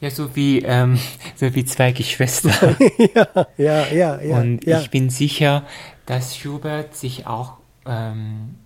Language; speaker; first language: German; non-native, fluent; Korean